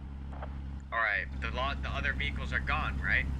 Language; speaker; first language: English; native; English